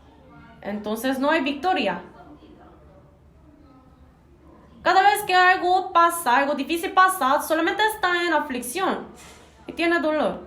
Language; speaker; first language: Spanish; non-native, fluent; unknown